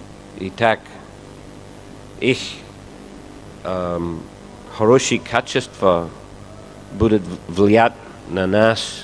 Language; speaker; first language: Russian; non-native, fluent; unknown